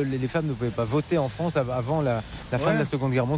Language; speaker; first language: French; native; French